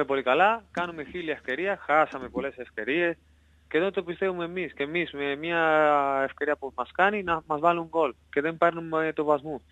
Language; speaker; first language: Greek; non-native, learner; Spanish